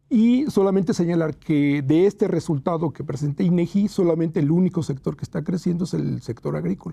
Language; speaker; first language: Spanish; native; Spanish